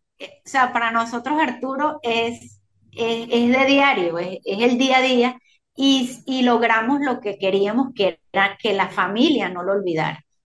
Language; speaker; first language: Spanish; native; Spanish